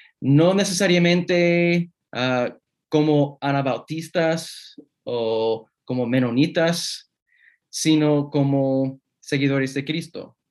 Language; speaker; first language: Spanish; non-native, fluent; English